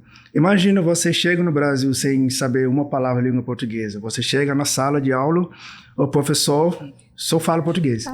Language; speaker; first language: Portuguese; non-native, fluent; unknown